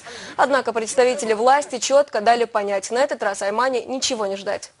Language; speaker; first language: Russian; native; Russian